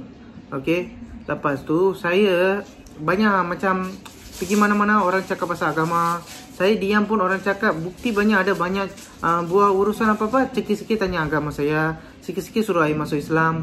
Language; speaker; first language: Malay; non-native, local second language; Tamil